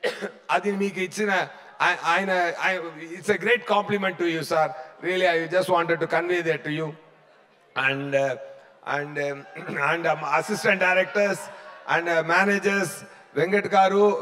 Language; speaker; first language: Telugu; non-native, fluent; Tamil